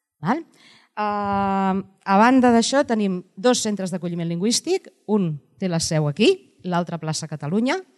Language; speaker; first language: Catalan; native; Catalan